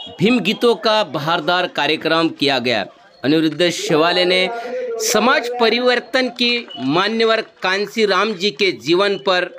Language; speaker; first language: Hindi; non-native, local second language; Marathi